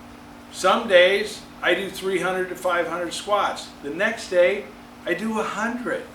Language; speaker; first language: English; native; English